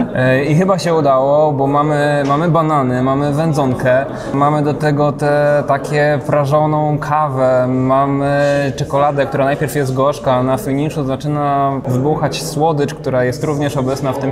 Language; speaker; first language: Polish; native; Polish